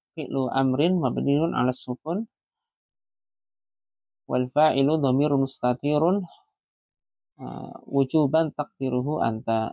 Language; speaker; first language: Arabic; non-native, learner; Indonesian